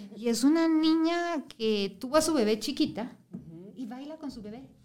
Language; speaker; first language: Spanish; native; Spanish